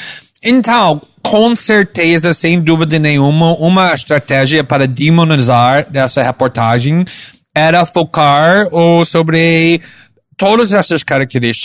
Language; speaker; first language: Portuguese; non-native, fluent; English